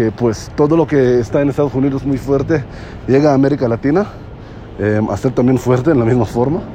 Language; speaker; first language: Spanish; non-native, fluent; Hebrew